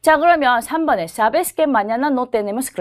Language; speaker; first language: Spanish; non-native, fluent; Korean